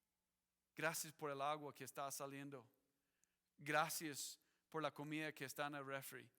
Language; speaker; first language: Spanish; non-native, fluent; English